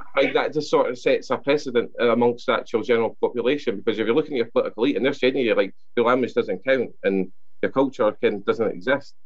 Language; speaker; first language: English; non-native, local second language; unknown